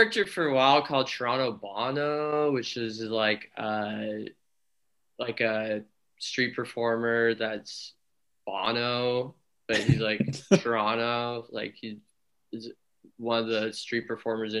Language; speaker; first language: English; native; English